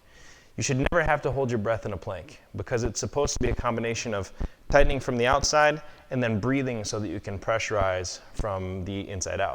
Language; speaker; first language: English; native; English